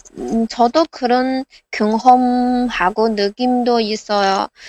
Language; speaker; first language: Korean; non-native, learner; Chinese